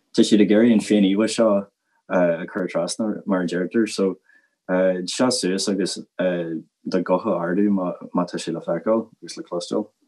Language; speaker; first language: Irish; non-native, local second language; English